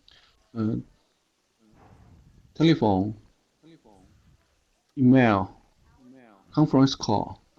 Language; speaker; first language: English; non-native, learner; Chinese